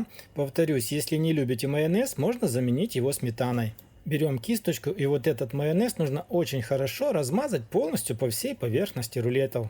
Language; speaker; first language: Russian; native; Russian